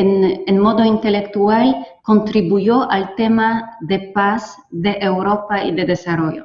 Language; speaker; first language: Spanish; non-native, fluent; Polish